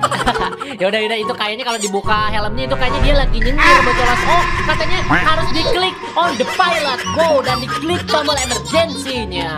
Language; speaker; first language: Indonesian; native; Indonesian